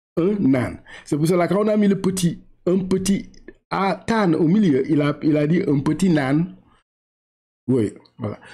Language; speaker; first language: French; non-native, local second language; Wolof